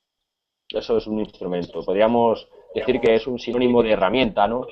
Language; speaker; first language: Spanish; native; Spanish